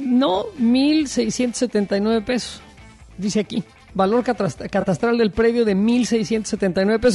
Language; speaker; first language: Spanish; native; Spanish